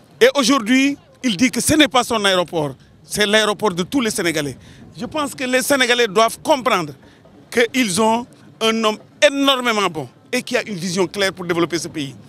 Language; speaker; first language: French; non-native, local second language; Wolof